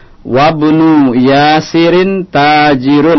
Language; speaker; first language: Arabic; non-native, fluent; Indonesian